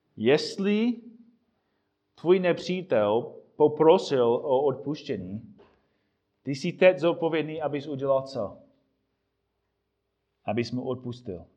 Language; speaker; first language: Czech; non-native, fluent; English